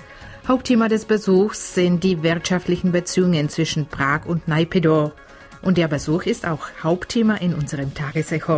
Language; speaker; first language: German; non-native, fluent; Czech